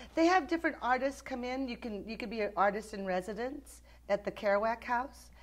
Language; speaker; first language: English; native; English